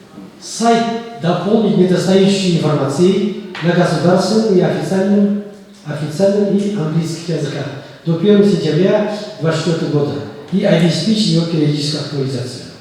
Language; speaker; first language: Russian; non-native, local second language; Kazakh